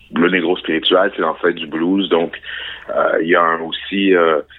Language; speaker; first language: French; native; French